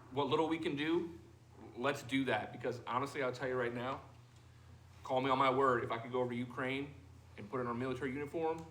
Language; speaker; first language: English; native; English